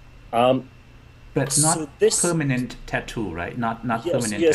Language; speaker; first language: English; non-native, fluent; Thai